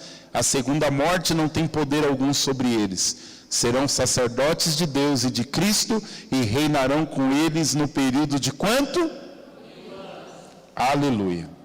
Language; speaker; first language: Portuguese; native; Portuguese